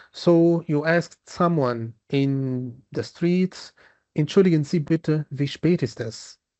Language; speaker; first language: German; non-native, fluent; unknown